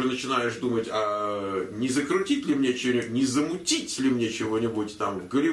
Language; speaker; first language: Russian; native; Russian